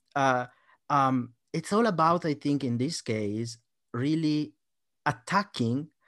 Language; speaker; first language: English; non-native, fluent; Italian